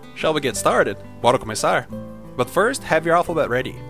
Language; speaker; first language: English; non-native, fluent; Portuguese